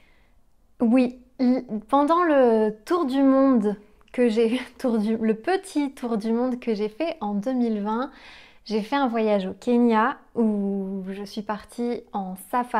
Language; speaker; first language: French; native; French